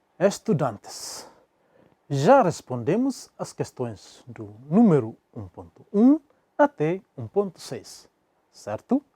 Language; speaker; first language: Portuguese; non-native, local second language; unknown